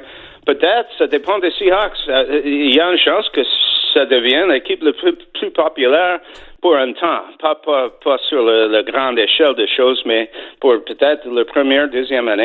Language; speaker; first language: French; non-native, fluent; English